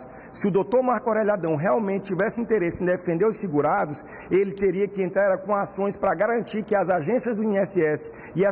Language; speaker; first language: Portuguese; native; Portuguese